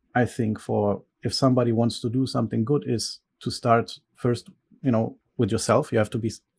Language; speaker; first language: English; early bilingual, other home language; Bulgarian